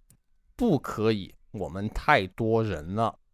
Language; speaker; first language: Chinese; non-native, learner; English